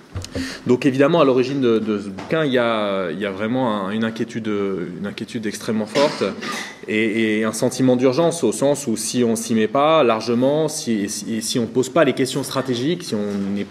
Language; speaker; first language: French; native; French